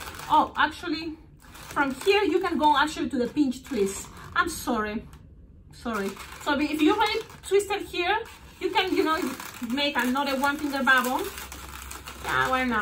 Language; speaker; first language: English; non-native, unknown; Spanish